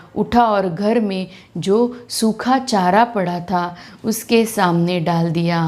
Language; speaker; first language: Hindi; non-native, local second language; Marathi